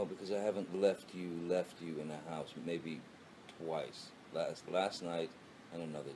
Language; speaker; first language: English; native; English